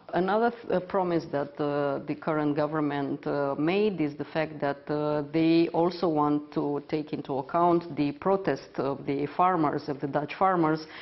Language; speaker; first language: English; non-native, fluent; Romanian